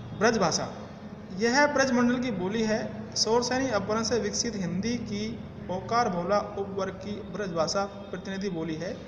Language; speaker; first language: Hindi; native; Hindi